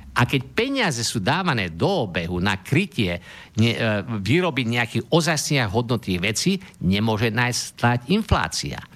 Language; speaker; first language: Slovak; native; Slovak